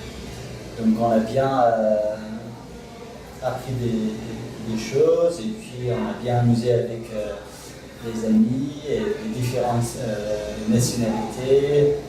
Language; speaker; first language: French; non-native, fluent; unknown